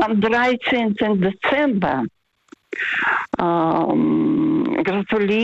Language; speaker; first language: German; non-native, fluent; Russian